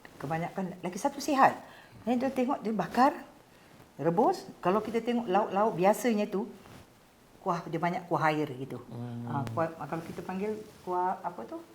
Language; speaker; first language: Malay; native; Malay